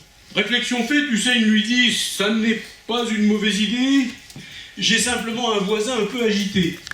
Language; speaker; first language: French; native; French